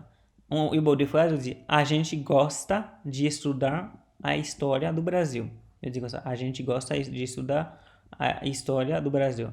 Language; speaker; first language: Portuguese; non-native, learner; Haitian Creole